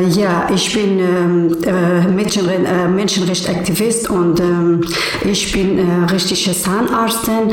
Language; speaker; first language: German; non-native, learner; Persian